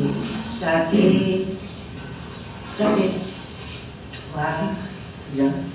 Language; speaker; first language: French; non-native, learner; Nepali